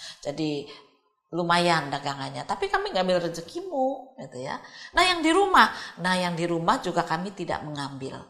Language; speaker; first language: Indonesian; native; Indonesian